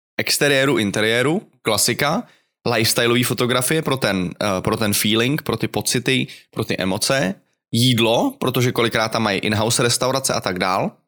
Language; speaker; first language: Czech; native; Czech